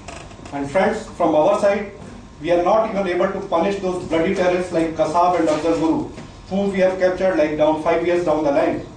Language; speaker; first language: English; non-native, local second language; Hindi